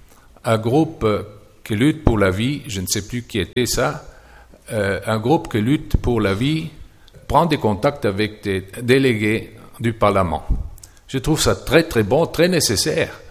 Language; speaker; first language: French; non-native, fluent; German